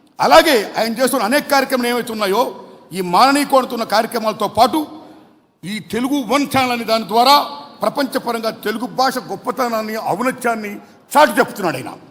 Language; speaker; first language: Telugu; native; Telugu